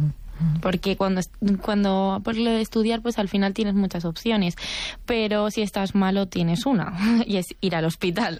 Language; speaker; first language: Spanish; native; Spanish